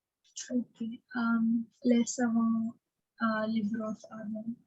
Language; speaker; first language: French; non-native, learner; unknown